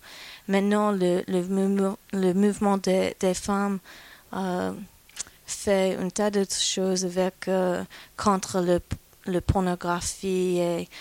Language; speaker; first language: French; non-native, fluent; English